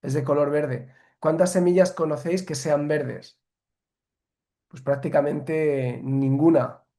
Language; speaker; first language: Spanish; native; Spanish